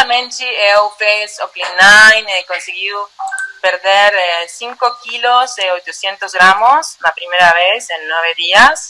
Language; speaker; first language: Portuguese; non-native, learner; Spanish